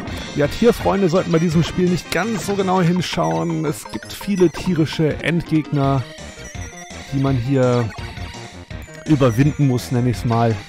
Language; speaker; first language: German; native; German